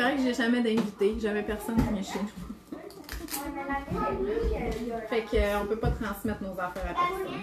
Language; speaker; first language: French; native; French